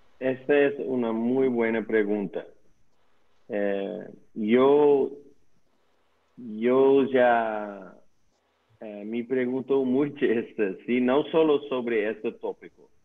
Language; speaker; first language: Spanish; non-native, learner; Dutch